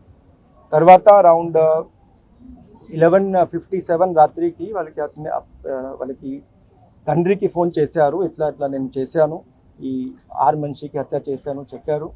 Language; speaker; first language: Telugu; non-native, fluent; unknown